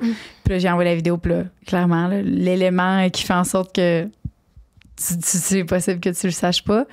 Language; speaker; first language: French; native; French